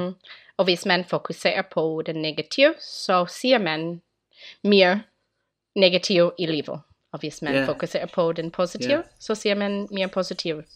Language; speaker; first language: Danish; non-native, fluent; English